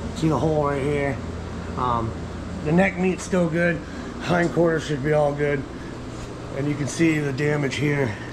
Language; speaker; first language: English; native; English